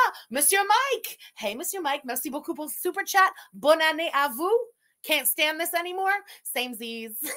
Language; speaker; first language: French; early bilingual, heritage; French